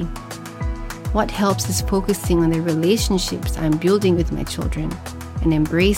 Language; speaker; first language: English; non-native, local second language; Malay